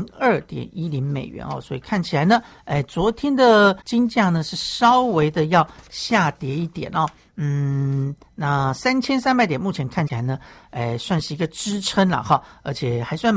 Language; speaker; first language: Chinese; native; Chinese